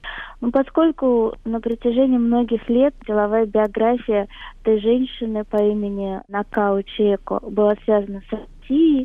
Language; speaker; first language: Russian; native; Russian